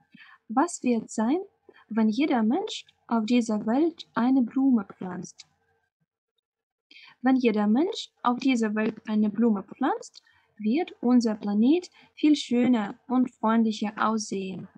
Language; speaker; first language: German; non-native, fluent; Russian